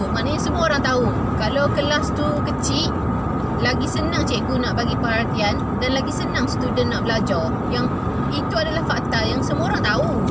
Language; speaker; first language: Malay; native; Malay